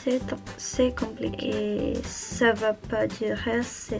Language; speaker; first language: French; non-native, learner; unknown